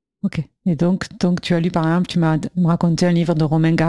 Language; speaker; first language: French; native; French